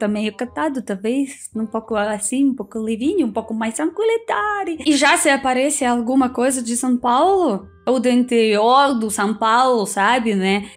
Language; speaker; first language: Portuguese; non-native, fluent; Russian